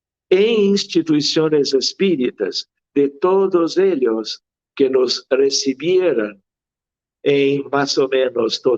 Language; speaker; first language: Spanish; non-native, fluent; Portuguese